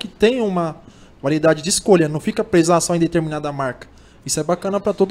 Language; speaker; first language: Portuguese; native; Portuguese